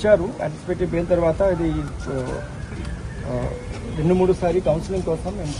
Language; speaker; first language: Telugu; non-native, local second language; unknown